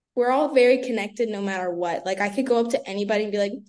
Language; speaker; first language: English; native; English